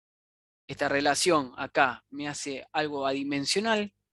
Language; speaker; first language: Spanish; native; Spanish